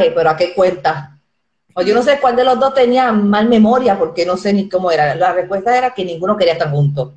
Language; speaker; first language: Spanish; native; Spanish